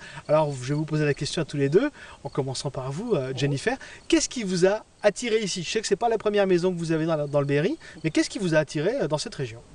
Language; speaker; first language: French; native; French